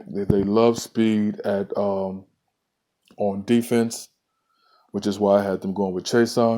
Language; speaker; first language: English; native; English